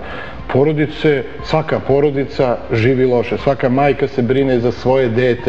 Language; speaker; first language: Serbian; native; Serbian